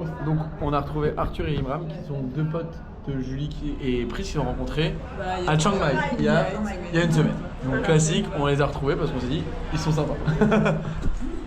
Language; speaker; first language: French; native; French